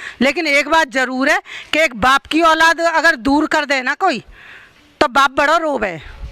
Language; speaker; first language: Hindi; native; Hindi